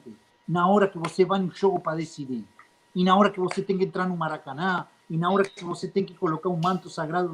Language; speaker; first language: Portuguese; non-native, fluent; Spanish